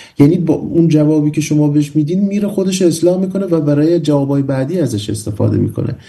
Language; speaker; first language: Persian; native; Persian